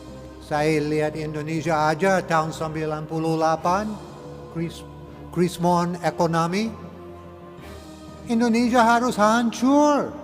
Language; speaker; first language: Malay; non-native, fluent; English